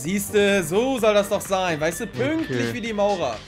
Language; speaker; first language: German; native; German